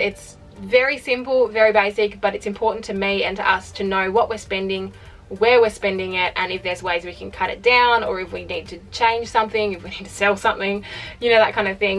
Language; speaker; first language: English; native; English